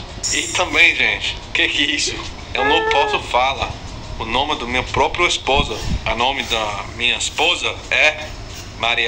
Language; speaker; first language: Portuguese; non-native, learner; English